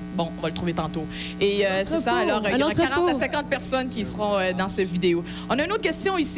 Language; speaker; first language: French; native; French